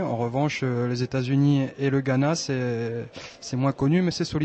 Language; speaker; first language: French; native; French